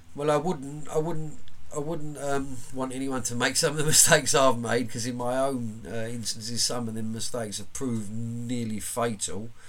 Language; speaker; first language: English; native; English